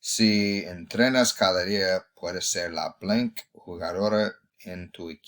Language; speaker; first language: Spanish; non-native, fluent; English